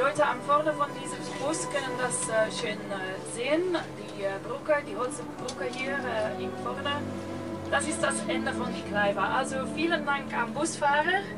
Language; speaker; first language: German; non-native, fluent; Norwegian